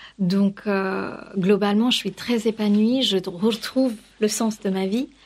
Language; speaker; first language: French; non-native, fluent; Kannada